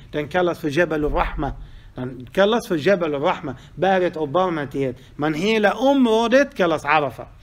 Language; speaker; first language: Swedish; non-native, fluent; Arabic